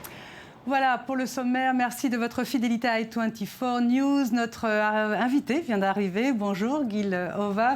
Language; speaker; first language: French; native; French